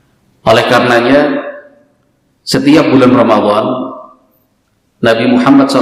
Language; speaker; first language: Indonesian; native; Indonesian